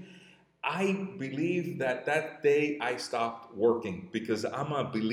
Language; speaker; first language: English; non-native, fluent; Spanish